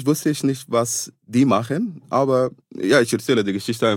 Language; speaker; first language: German; non-native, fluent; Arabic